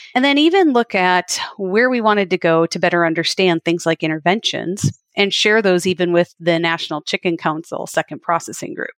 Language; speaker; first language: English; native; English